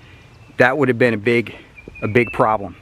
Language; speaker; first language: English; native; English